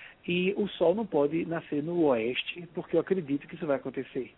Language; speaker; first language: Portuguese; native; Portuguese